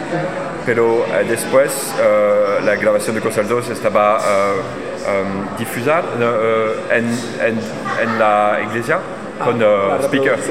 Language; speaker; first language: Spanish; non-native, learner; French